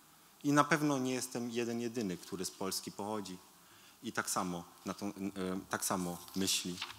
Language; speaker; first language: Polish; early bilingual, heritage; Polish